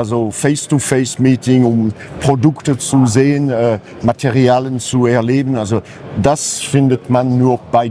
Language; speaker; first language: German; non-native, fluent; French